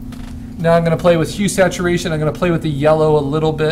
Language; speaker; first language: English; native; English